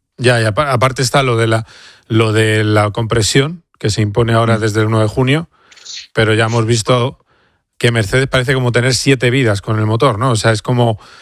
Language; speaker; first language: Spanish; native; Spanish